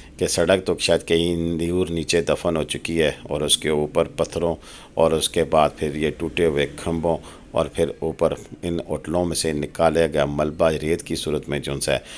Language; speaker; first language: Urdu; non-native, local second language; Pahari-Potwari